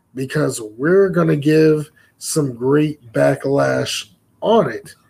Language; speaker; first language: English; native; English